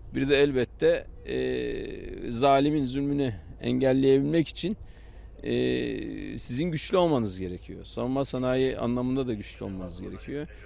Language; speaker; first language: Turkish; native; Turkish